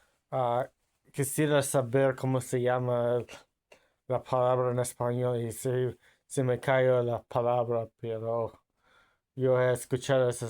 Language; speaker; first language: Spanish; non-native, learner; English